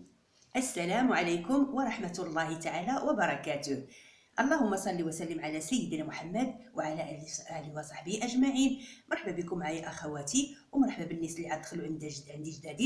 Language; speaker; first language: Arabic; native; Arabic